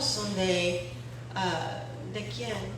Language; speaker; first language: Spanish; non-native, fluent; English